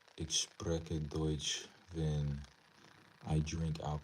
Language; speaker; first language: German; non-native, learner; English